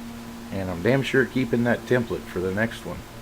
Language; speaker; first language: English; native; English